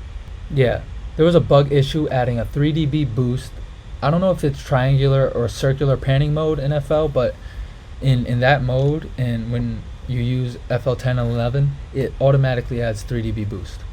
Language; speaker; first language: English; native; English